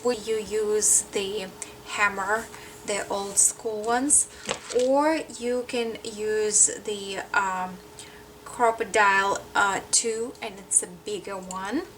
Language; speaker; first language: English; non-native, fluent; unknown